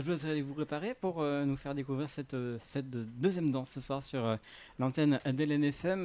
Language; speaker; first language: French; native; French